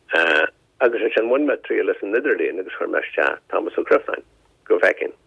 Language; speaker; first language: Irish; non-native, local second language; English